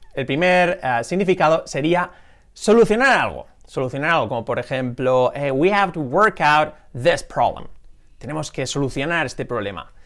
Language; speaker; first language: Spanish; native; Spanish